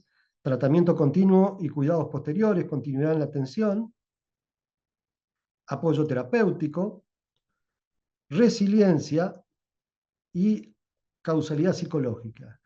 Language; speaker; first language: Spanish; native; Spanish